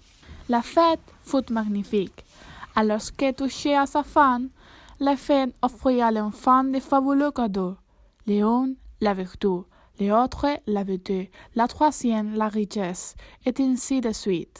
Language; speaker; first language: French; non-native, learner; Spanish